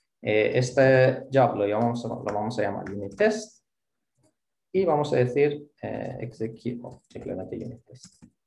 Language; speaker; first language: Spanish; non-native, fluent; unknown